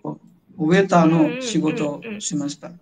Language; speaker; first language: Japanese; non-native, learner; Nepali